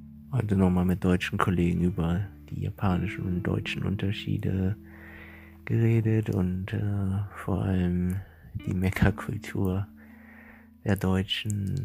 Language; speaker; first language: German; native; German